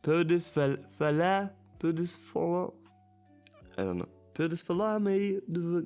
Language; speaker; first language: Portuguese; non-native, learner; German